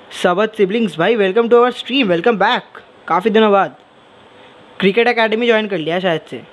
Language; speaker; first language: Hindi; non-native, local second language; Bangla